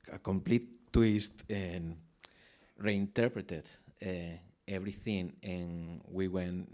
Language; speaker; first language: English; non-native, fluent; Spanish